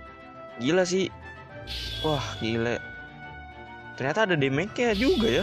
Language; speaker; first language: Indonesian; native; Indonesian